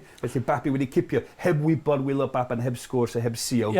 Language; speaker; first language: Welsh; non-native, fluent; English